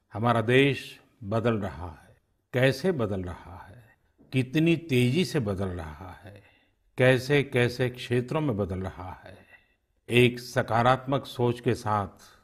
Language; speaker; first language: Hindi; non-native, local second language; Gujarati